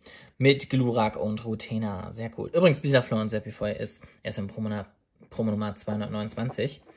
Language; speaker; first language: German; native; German